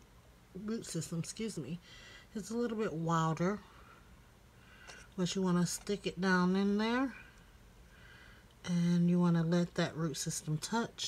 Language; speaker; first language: English; native; English